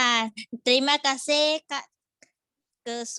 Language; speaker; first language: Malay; non-native, local second language; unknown